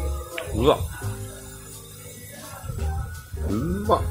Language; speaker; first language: Japanese; native; Japanese